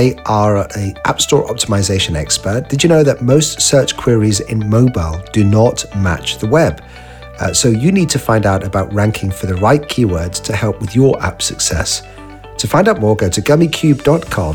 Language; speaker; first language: English; native; English